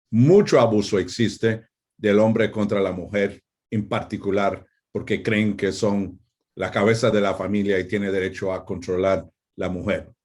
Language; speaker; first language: Spanish; non-native, fluent; English